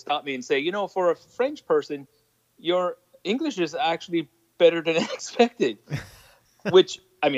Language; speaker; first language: English; non-native, fluent; French